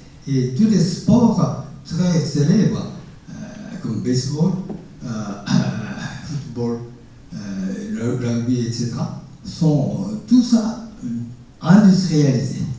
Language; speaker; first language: French; non-native, fluent; Japanese